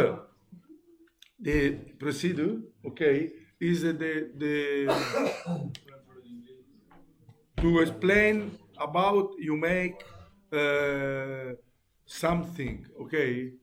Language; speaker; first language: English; non-native, learner; Italian